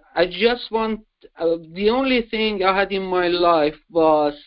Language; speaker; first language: English; non-native, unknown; Persian